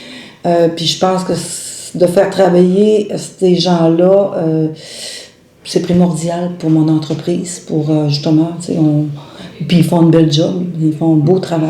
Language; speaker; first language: French; native; French